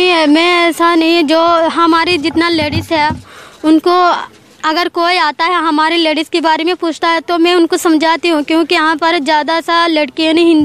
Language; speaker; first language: Hindi; non-native, learner; Rohingya